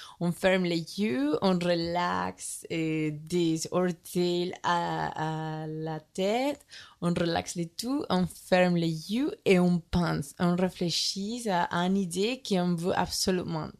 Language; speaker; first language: French; non-native, learner; Spanish